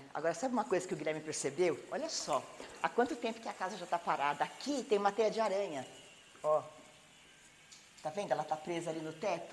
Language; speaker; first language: Portuguese; native; Portuguese